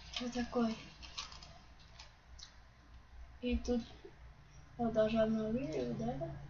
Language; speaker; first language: Russian; non-native, local second language; Ukrainian